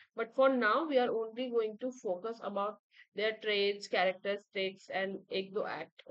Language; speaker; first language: English; non-native, local second language; Hindi